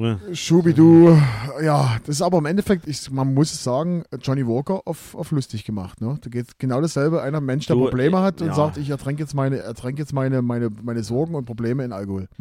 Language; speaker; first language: German; native; German